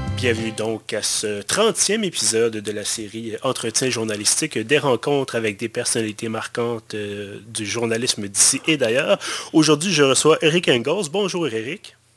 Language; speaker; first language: French; native; French